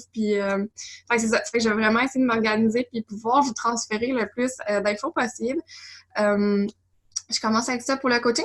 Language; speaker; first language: French; native; French